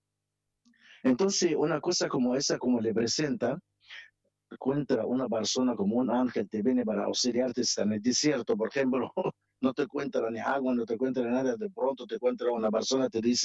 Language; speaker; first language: Spanish; non-native, fluent; Arabic